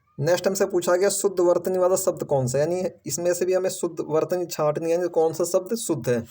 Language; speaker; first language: Hindi; native; Hindi